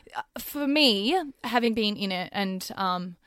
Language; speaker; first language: English; native; English